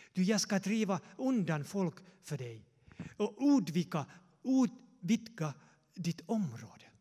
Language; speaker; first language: Swedish; non-native, fluent; Finnish